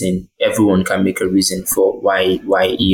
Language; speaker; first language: English; non-native, local second language; Yoruba